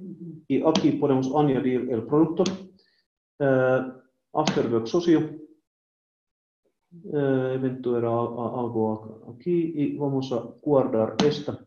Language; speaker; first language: Spanish; non-native, learner; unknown